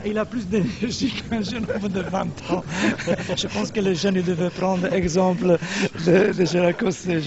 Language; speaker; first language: French; non-native, fluent; Italian